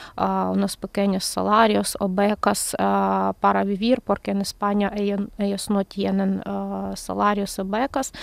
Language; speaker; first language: Spanish; non-native, learner; Ukrainian